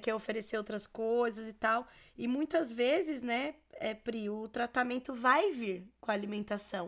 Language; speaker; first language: Portuguese; native; Portuguese